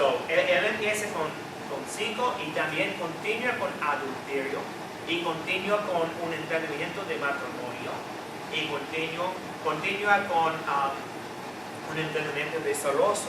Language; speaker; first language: Spanish; non-native, fluent; English